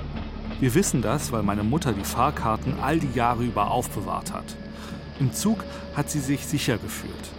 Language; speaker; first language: German; native; German